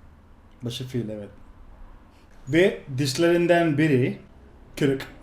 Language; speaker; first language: Turkish; non-native, fluent; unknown